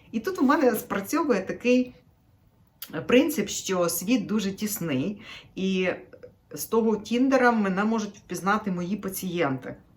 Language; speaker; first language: Ukrainian; native; Ukrainian